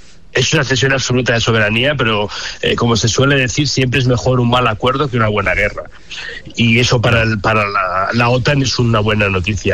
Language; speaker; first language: Spanish; native; Spanish